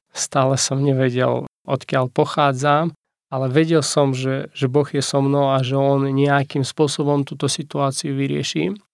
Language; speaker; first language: Slovak; non-native, fluent; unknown